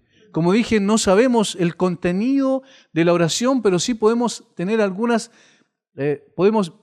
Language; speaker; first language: Spanish; native; Spanish